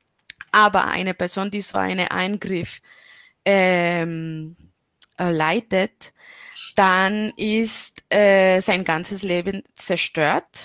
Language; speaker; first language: German; non-native, fluent; Spanish